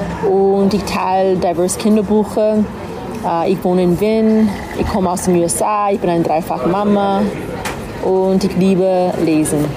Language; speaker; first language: German; non-native, learner; English